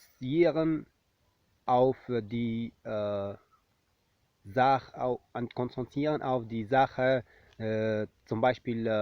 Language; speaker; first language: German; non-native, learner; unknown